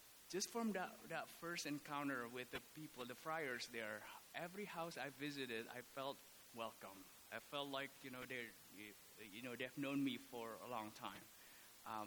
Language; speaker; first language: English; non-native, fluent; Indonesian